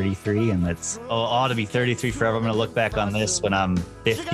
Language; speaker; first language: English; native; English